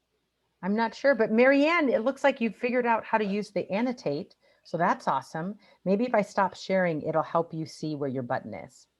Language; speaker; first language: English; native; English